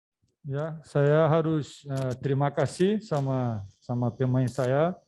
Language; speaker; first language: Indonesian; non-native, fluent; Dutch